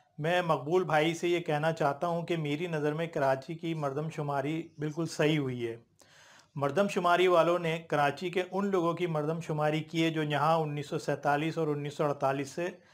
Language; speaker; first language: Urdu; native; Urdu